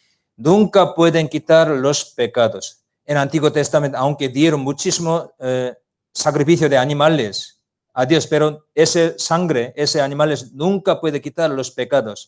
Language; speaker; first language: Spanish; non-native, learner; Korean